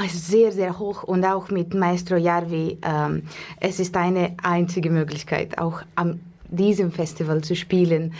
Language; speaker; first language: German; non-native, learner; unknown